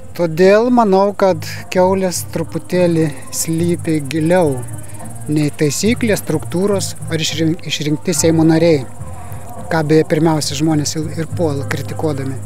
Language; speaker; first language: Lithuanian; native; Lithuanian